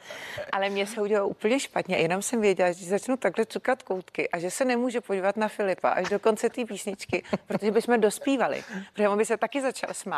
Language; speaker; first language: Czech; native; Czech